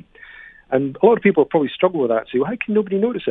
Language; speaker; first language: English; native; English